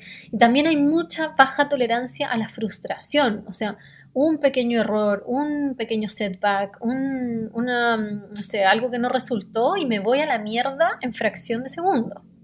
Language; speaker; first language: Spanish; native; Spanish